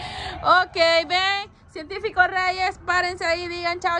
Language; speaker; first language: Spanish; native; Spanish